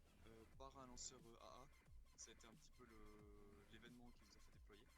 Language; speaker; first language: French; native; French